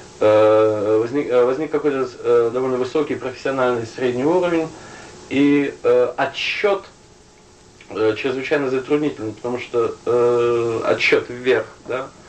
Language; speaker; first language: Russian; native; Russian